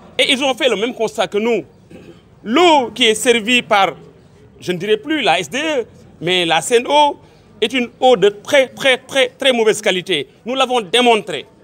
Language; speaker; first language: French; non-native, local second language; Wolof